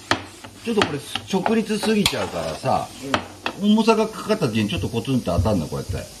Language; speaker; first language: Japanese; native; Japanese